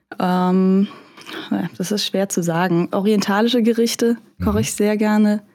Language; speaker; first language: German; native; German